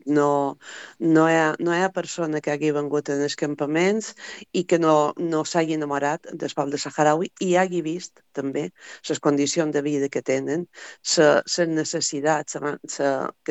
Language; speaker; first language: Catalan; native; Catalan